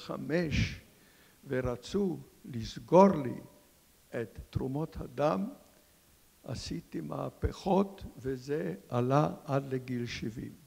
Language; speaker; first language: Hebrew; non-native, fluent; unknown